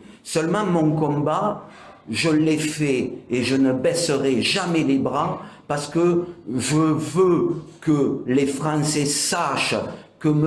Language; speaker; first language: French; native; French